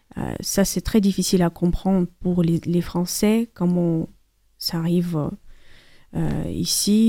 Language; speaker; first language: French; non-native, learner; Ukrainian